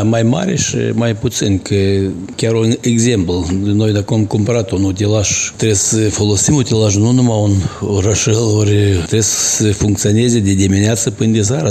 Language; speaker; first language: Romanian; non-native, local second language; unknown